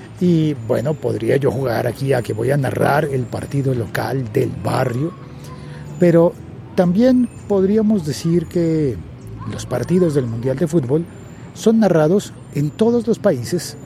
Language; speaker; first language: Spanish; native; Spanish